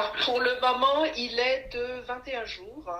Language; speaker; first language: French; native; French